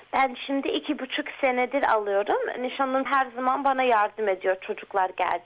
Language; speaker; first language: Turkish; early bilingual, heritage; Turkish